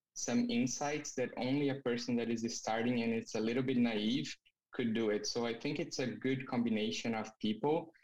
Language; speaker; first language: English; non-native, fluent; Portuguese